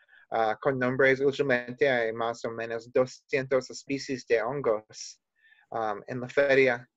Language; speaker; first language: Spanish; non-native, learner; English